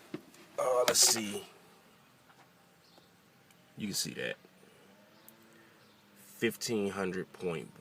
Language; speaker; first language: English; native; English